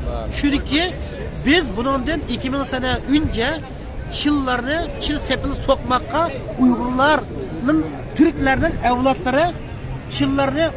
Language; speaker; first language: Turkish; non-native, learner; Uyghur